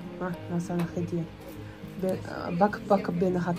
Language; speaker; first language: Turkish; non-native, learner; Kazakh